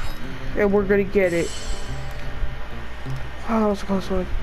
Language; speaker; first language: English; native; English